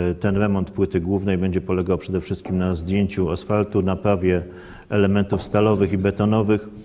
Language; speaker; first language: Polish; native; Polish